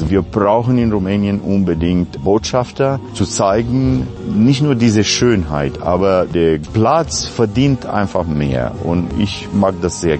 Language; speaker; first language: German; non-native, fluent; Romanian